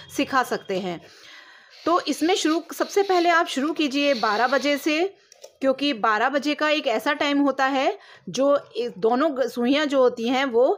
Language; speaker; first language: Hindi; native; Hindi